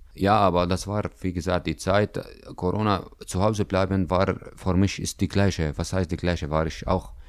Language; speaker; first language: German; non-native, learner; Arabic